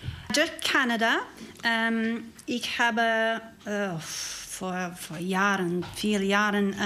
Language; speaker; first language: German; non-native, learner; English